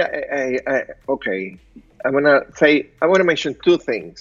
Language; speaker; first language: English; non-native, fluent; Spanish